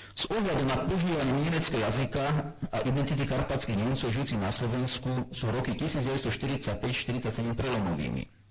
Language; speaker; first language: Slovak; non-native, local second language; German